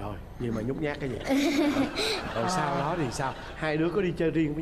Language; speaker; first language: Vietnamese; native; Vietnamese